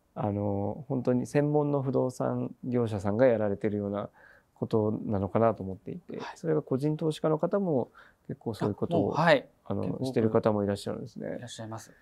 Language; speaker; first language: Japanese; native; Japanese